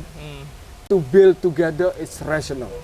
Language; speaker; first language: English; non-native, learner; Indonesian